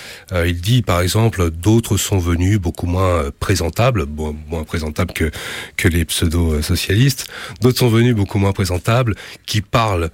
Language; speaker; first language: French; native; French